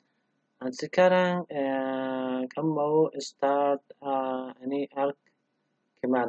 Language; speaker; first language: Indonesian; non-native, learner; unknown